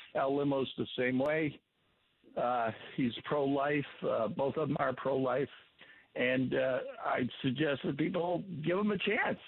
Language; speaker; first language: English; native; English